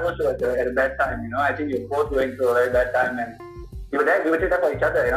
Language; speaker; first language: English; non-native, local second language; Tamil